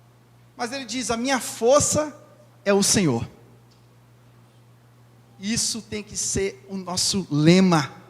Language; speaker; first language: Portuguese; native; Portuguese